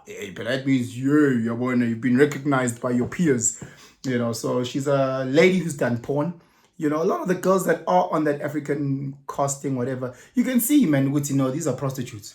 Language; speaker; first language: English; non-native, local second language; Zulu